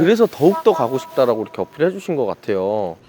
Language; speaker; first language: Korean; native; Korean